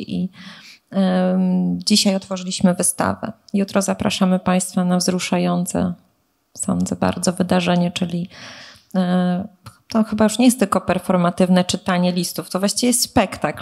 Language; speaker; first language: Polish; native; Polish